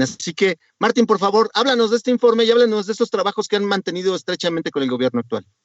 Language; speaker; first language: Spanish; native; Spanish